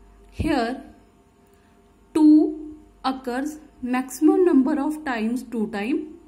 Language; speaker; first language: English; non-native, local second language; Hindi